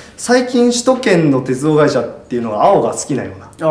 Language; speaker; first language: Japanese; native; Japanese